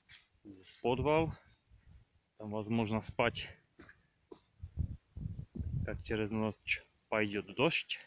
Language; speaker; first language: Russian; non-native, learner; Czech